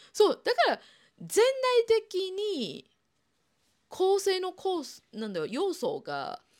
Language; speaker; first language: Japanese; non-native, fluent; Chinese